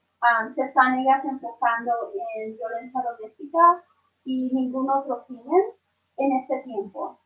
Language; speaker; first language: Spanish; early bilingual, other home language; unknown